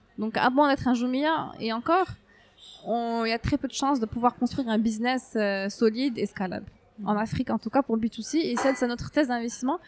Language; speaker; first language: French; non-native, local second language; Arabic